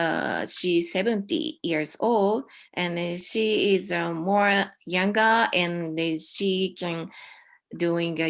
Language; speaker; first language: English; non-native, learner; Japanese